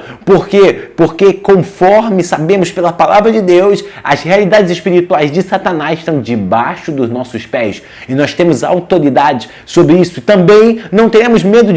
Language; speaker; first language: Portuguese; native; Portuguese